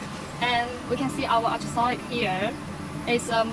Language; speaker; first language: English; non-native, learner; Chinese